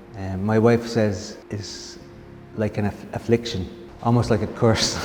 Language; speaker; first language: English; native; English